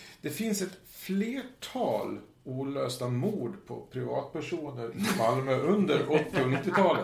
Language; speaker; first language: Swedish; native; Swedish